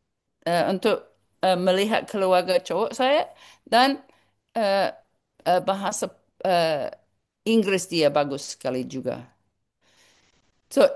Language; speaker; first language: Indonesian; non-native, learner; English